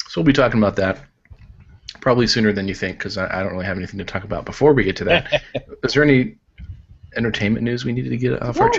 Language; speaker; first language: English; native; English